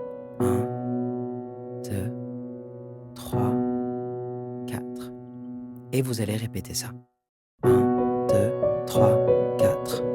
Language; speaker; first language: French; native; French